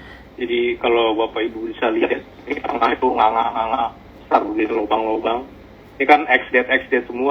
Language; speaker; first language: Indonesian; native; Indonesian